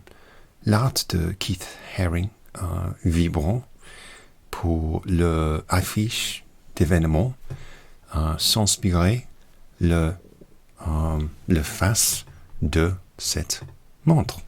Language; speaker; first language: French; non-native, learner; English